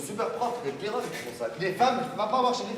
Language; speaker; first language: French; native; French